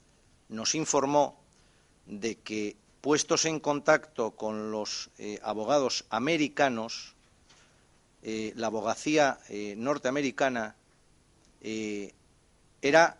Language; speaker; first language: Spanish; native; Spanish